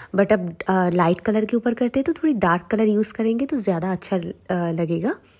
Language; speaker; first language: Hindi; non-native, local second language; Bangla